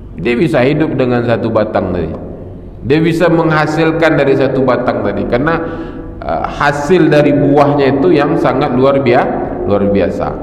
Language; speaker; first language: Malay; native; Malay